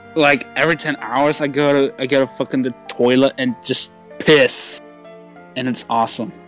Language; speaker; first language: English; non-native, fluent; German